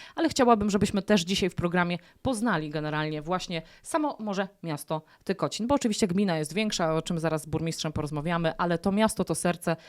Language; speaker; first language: Polish; native; Polish